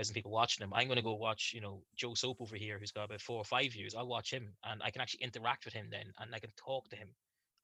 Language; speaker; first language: English; native; English